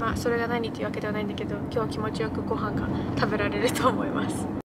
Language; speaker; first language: Japanese; early bilingual, heritage; Japanese